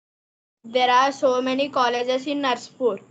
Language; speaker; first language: English; non-native, learner; Telugu